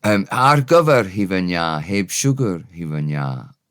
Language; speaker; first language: Welsh; non-native, learner; English